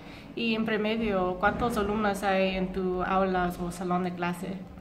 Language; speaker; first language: Spanish; non-native, learner; English